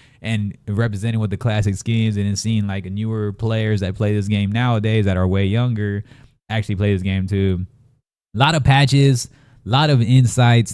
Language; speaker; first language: English; native; English